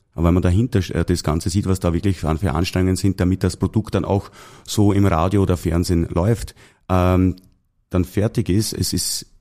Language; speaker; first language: German; native; German